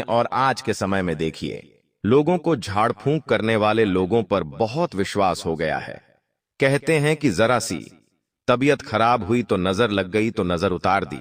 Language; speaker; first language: Hindi; native; Hindi